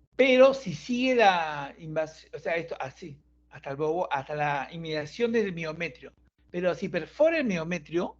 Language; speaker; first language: Spanish; native; Spanish